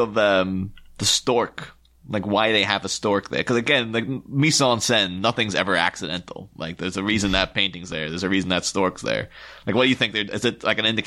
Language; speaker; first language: English; native; English